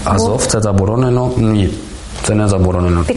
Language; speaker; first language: Ukrainian; non-native, learner; German